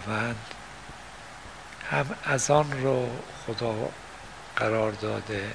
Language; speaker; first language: Persian; native; Persian